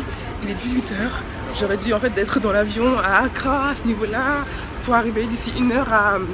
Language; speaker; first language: French; native; French